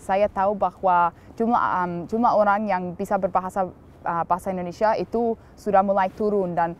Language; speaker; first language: Indonesian; non-native, fluent; English